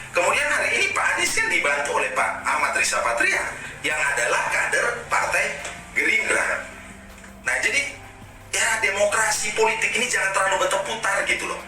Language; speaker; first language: Indonesian; native; Indonesian